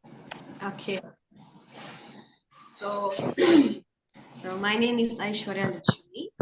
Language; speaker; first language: English; non-native, local second language; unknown